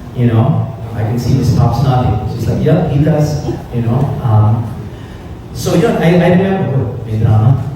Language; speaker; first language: English; native; English